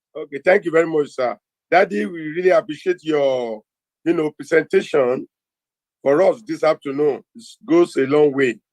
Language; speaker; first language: English; non-native, local second language; Yoruba